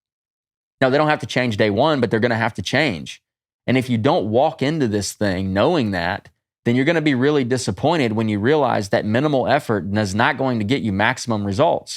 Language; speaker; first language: English; native; English